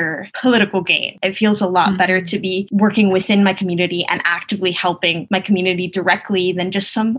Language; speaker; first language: English; early bilingual, other home language; Spanish